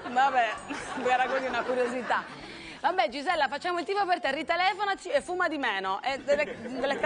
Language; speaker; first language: Italian; native; Italian